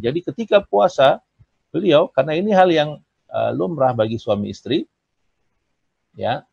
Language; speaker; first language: Indonesian; native; Indonesian